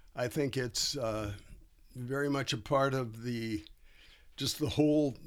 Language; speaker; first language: English; native; English